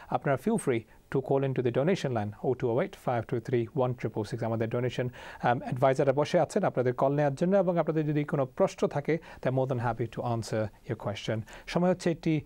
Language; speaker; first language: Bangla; early bilingual, heritage; Bangla